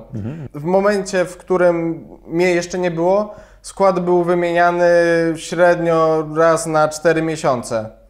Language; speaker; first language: Polish; native; Polish